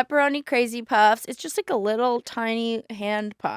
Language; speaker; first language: English; native; English